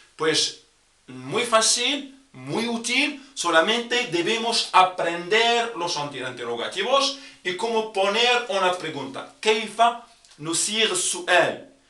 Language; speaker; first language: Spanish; non-native, fluent; Arabic